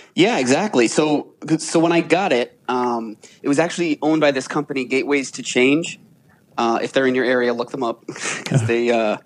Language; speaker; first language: English; native; English